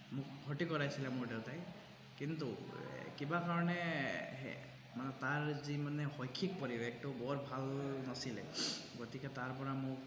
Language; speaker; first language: Assamese; non-native, local second language; Sadri